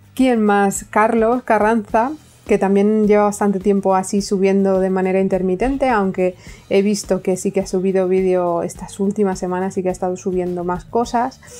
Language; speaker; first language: Spanish; native; Spanish